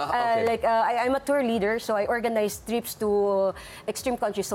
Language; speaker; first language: English; non-native, local second language; Filipino